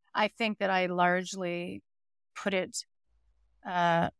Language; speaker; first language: English; native; English